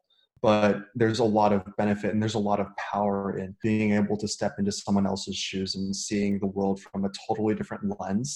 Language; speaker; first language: English; native; English